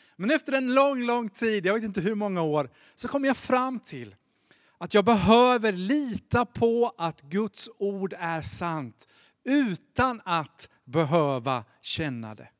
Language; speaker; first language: Swedish; native; Swedish